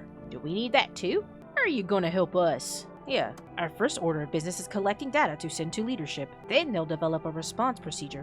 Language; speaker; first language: English; native; English